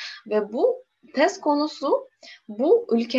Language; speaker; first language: Turkish; non-native, learner; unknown